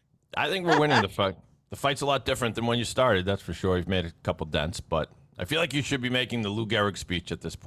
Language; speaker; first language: English; native; English